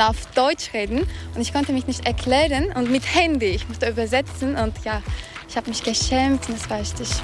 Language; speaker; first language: German; non-native, fluent; Turkish